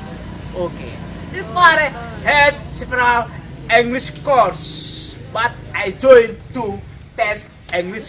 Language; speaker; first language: English; non-native, learner; Indonesian